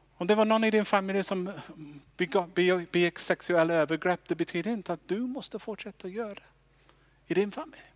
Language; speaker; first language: Swedish; non-native, fluent; English